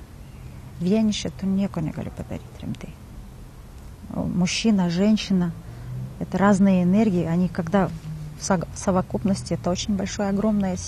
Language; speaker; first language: Lithuanian; non-native, learner; Kazakh